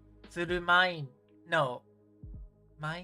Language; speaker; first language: Japanese; non-native, learner; English